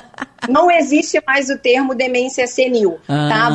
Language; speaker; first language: Portuguese; native; Portuguese